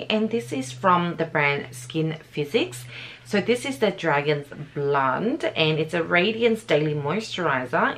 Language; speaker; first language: English; native; English